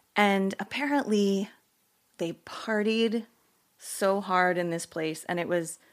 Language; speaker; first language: English; native; English